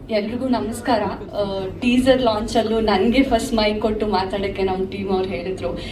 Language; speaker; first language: Kannada; non-native, local second language; Tulu